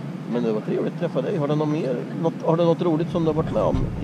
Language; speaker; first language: Swedish; native; Swedish